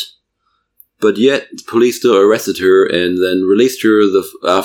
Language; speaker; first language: English; non-native, fluent; German